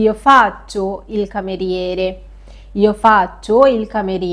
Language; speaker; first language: Italian; non-native, fluent; Sinhala